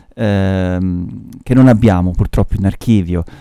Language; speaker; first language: Italian; native; Italian